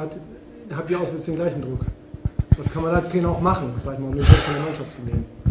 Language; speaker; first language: German; native; German